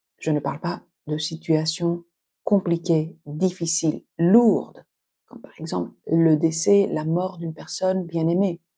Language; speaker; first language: French; native; French